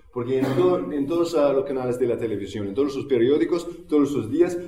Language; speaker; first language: Spanish; non-native, fluent; English